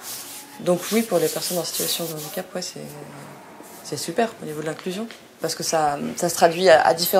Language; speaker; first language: French; native; French